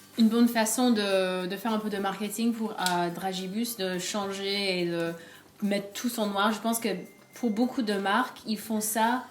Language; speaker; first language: French; non-native, fluent; English